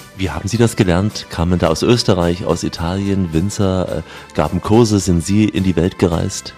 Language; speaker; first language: German; native; German